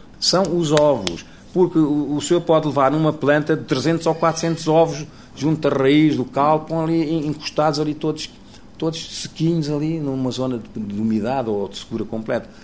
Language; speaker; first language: Portuguese; native; Portuguese